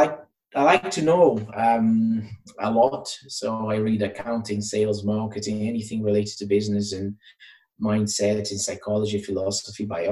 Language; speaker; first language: English; non-native, fluent; Portuguese